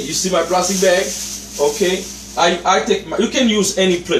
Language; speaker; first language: English; non-native, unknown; Haitian Creole